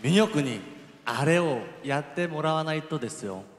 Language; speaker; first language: Japanese; non-native, fluent; Korean